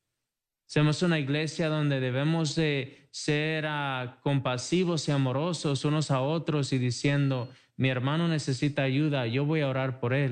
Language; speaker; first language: Spanish; native; Spanish